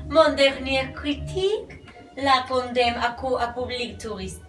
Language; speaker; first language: French; non-native, learner; Spanish